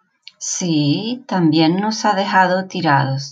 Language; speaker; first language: Spanish; native; Spanish